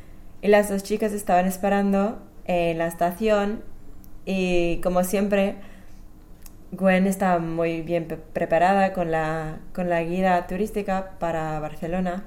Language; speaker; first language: Spanish; non-native, fluent; English